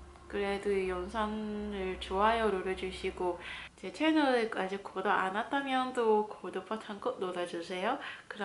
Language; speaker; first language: Korean; non-native, fluent; Cantonese